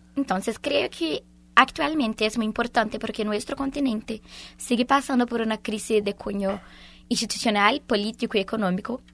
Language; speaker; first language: Spanish; non-native, fluent; Portuguese